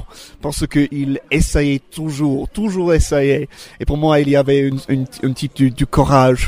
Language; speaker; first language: French; non-native, learner; English